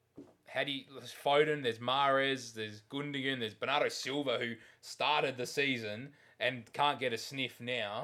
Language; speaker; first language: English; native; English